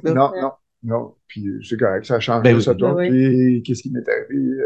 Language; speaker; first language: French; native; French